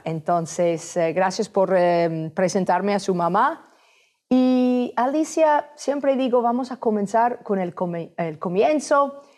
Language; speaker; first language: Spanish; non-native, fluent; English